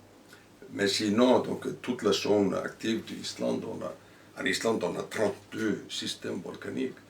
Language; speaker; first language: French; non-native, fluent; Icelandic